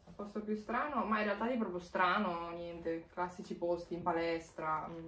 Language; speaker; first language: Italian; non-native, fluent; Portuguese